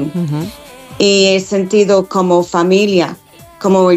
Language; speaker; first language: Spanish; non-native, fluent; English